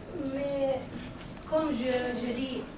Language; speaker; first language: French; non-native, learner; Arabic